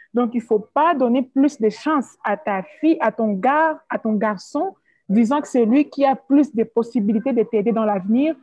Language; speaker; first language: French; non-native, local second language; Swahili